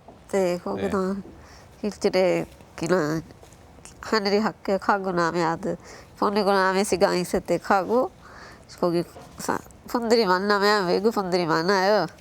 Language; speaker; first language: Korean; non-native, learner; Sinhala